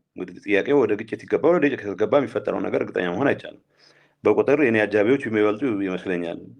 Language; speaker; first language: Amharic; non-native, local second language; Tigrinya